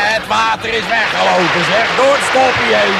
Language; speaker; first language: Dutch; native; Dutch